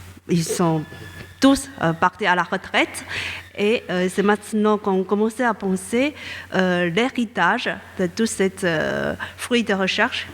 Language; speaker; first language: French; non-native, fluent; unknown